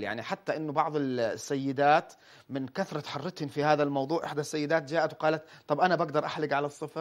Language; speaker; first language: Arabic; native; Arabic